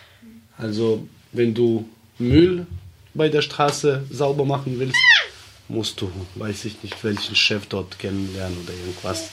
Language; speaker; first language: German; early bilingual, other home language; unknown